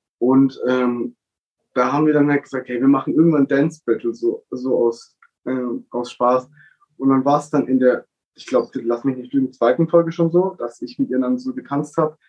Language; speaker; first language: German; early bilingual, other home language; Italian